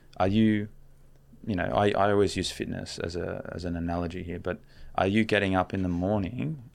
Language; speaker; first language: English; native; English